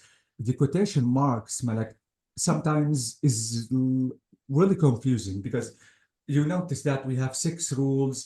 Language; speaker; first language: English; non-native, fluent; Arabic